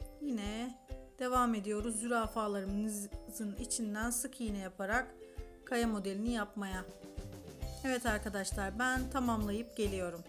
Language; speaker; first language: Turkish; native; Turkish